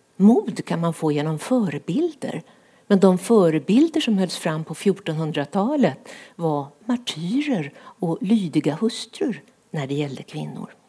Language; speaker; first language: Swedish; native; Swedish